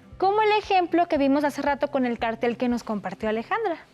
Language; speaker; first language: Spanish; native; Spanish